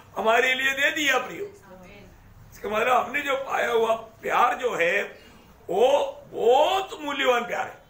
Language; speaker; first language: Hindi; non-native, local second language; Malayalam